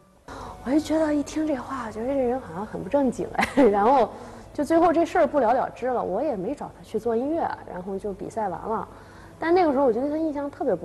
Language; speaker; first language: Chinese; native; Chinese